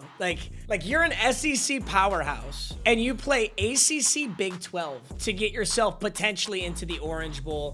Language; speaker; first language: English; native; English